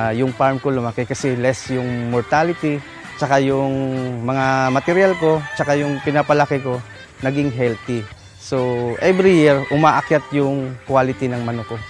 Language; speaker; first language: Filipino; non-native, local second language; Cebuano